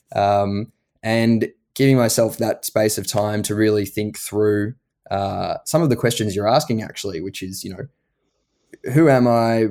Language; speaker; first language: English; native; English